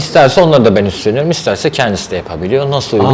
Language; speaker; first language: Turkish; native; Turkish